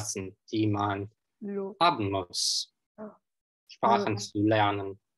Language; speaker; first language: German; non-native, learner; Russian